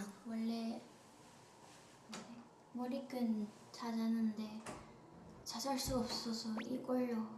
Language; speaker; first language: Korean; non-native, learner; Thai